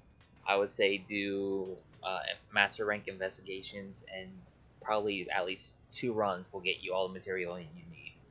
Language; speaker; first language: English; native; English